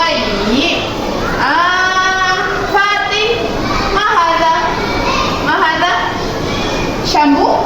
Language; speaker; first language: Arabic; non-native, learner; Malay